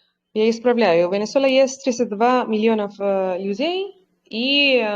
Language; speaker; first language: Russian; non-native, learner; Spanish